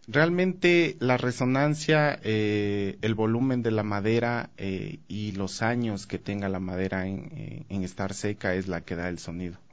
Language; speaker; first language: Spanish; native; Spanish